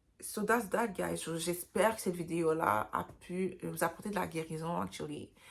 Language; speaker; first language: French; native; French